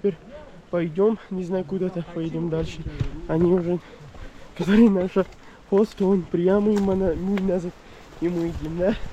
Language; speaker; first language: Russian; non-native, learner; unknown